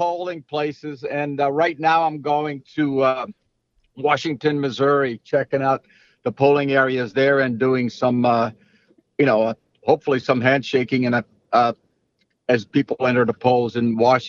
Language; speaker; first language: English; early bilingual, other home language; Italian